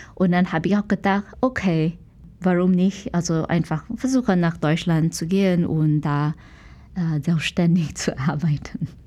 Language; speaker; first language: German; non-native, fluent; Chinese